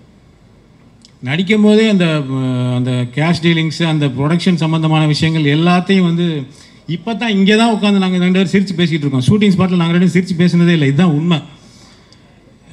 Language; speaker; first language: Tamil; native; Tamil